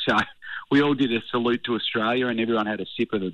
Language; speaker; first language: English; native; English